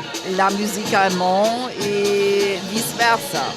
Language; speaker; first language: French; non-native, fluent; German